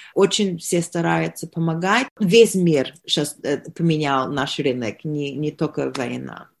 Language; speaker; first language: Russian; early bilingual, heritage; Russian